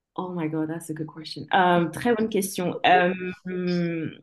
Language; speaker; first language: French; early bilingual, other home language; English